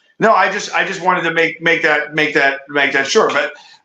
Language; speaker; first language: English; native; English